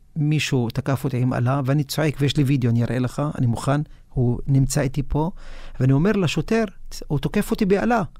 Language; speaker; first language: Hebrew; non-native, local second language; Arabic